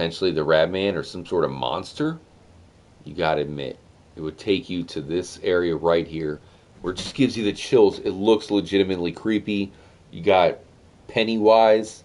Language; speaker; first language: English; native; English